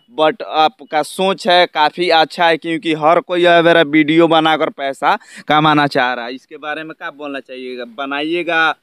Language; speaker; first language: Hindi; native; Hindi